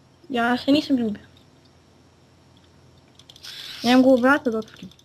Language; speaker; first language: Bosnian; native; Bosnian